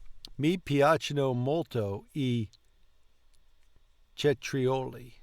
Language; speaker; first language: Italian; non-native, learner; English